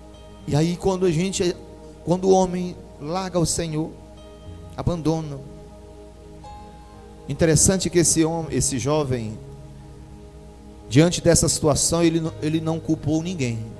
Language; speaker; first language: Portuguese; native; Portuguese